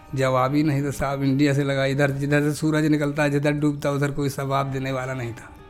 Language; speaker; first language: Hindi; native; Hindi